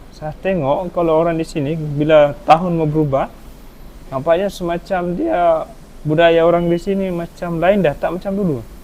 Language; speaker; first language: Malay; native; Malay